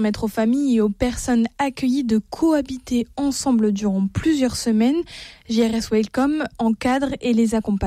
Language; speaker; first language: French; native; French